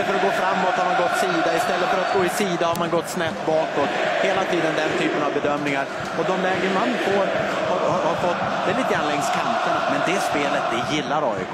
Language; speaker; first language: Swedish; native; Swedish